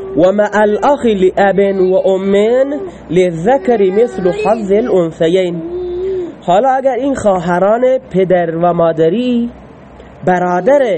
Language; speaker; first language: Persian; non-native, local second language; Baluchi